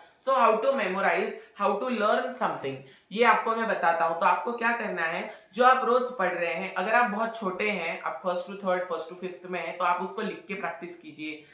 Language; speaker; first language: Hindi; non-native, local second language; Marathi